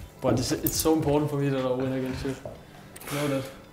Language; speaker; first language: English; non-native, fluent; Danish